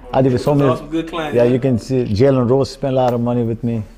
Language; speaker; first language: English; non-native, local second language; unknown